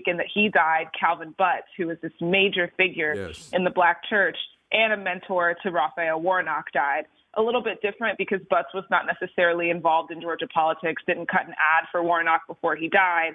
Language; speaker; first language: English; native; English